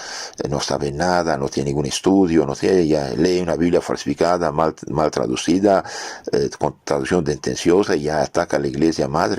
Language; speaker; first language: Spanish; non-native, fluent; French